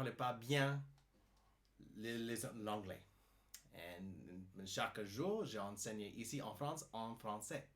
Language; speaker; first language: French; non-native, learner; English